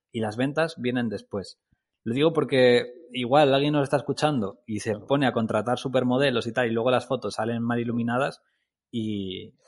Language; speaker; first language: Spanish; native; Spanish